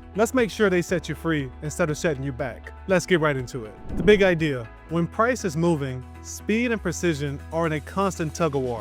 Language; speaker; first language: English; native; English